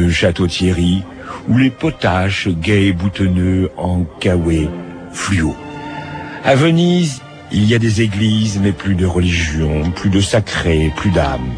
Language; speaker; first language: French; native; French